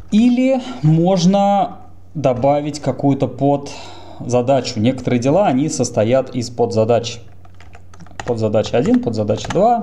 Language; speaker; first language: Russian; native; Russian